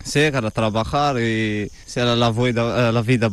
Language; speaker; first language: Spanish; non-native, learner; Arabic